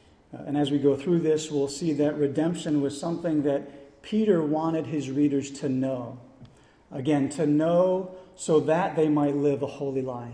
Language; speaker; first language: English; native; English